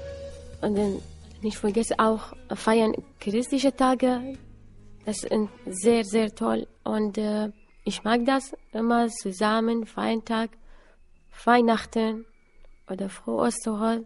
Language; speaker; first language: German; non-native, learner; Assyrian Neo-Aramaic